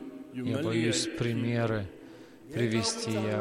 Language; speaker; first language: Russian; non-native, fluent; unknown